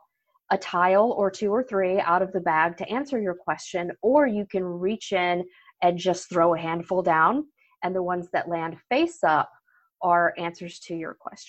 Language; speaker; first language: English; native; English